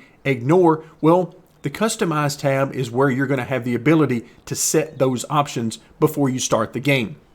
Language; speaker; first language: English; native; English